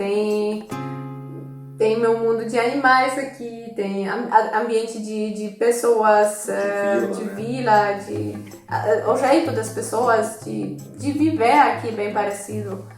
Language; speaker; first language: Portuguese; non-native, fluent; Polish